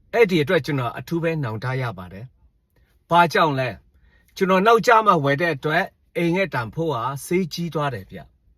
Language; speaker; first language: Burmese; non-native, local second language; Shan